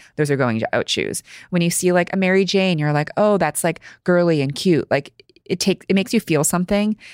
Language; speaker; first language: English; early bilingual, other home language; Cantonese